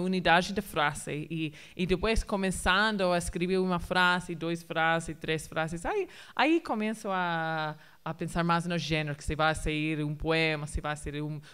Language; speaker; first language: Portuguese; non-native, fluent; English